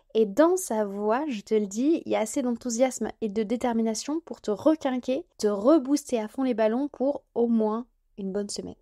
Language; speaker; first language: French; native; French